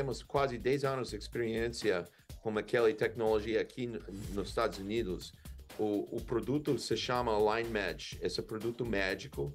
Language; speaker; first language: Portuguese; non-native, learner; English